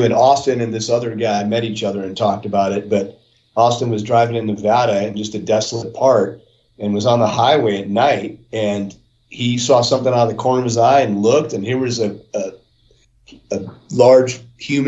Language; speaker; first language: English; native; English